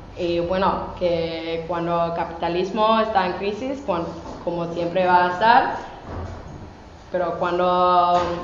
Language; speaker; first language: Spanish; non-native, fluent; English